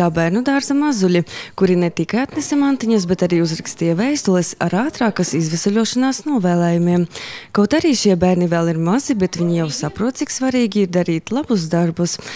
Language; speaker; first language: Latvian; non-native, local second language; Russian